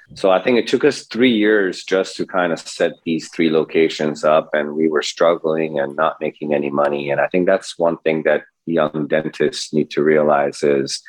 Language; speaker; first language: English; early bilingual, other home language; Persian